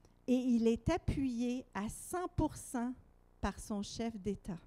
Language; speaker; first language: French; native; French